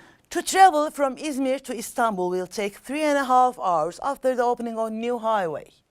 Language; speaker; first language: English; non-native, fluent; Turkish